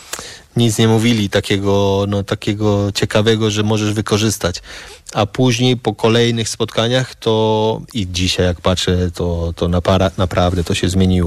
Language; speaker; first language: Polish; early bilingual, heritage; Polish